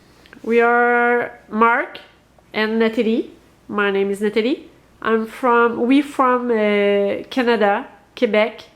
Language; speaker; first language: English; non-native, learner; French